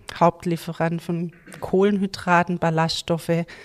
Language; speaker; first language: German; native; German